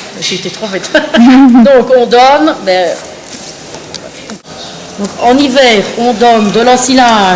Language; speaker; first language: French; native; French